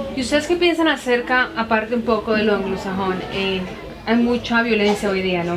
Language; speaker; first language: Spanish; native; Spanish